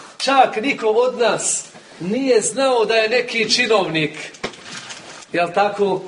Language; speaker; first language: Bosnian; native; Bosnian